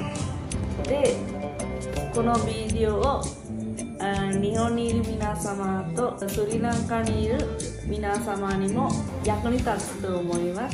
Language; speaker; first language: Japanese; non-native, learner; Sinhala